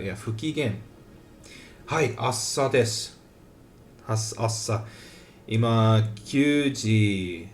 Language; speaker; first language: Japanese; non-native, learner; English